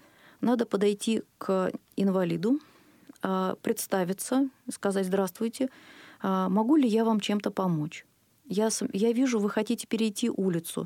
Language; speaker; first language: Russian; native; Russian